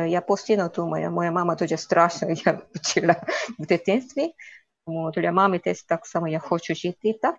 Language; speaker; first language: Ukrainian; non-native, learner; Korean